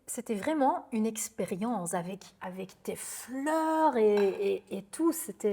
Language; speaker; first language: French; non-native, local second language; Dutch